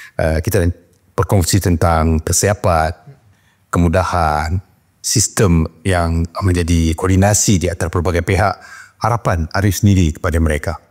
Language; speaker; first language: Malay; non-native, local second language; Tamil